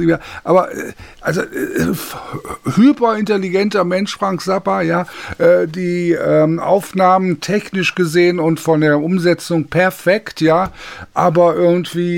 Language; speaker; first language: German; native; German